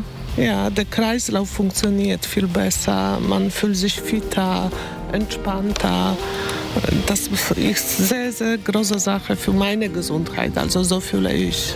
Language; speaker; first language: German; non-native, fluent; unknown